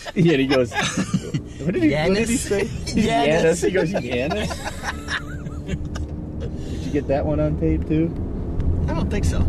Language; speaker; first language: English; native; English